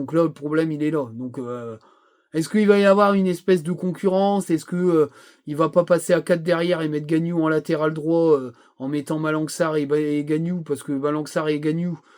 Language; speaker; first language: French; native; French